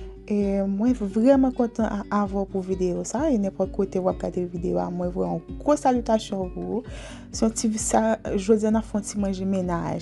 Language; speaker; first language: French; non-native, local second language; Haitian Creole